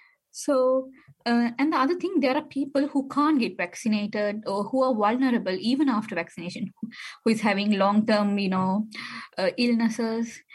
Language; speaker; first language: English; non-native, local second language; Tamil